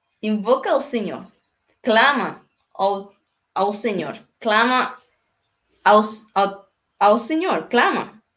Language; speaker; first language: Portuguese; non-native, learner; Spanish